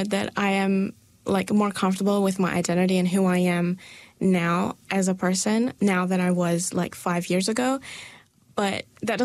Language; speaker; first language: English; non-native, local second language; Malay